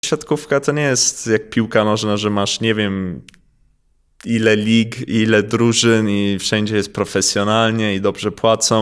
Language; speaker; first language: Polish; early bilingual, heritage; Polish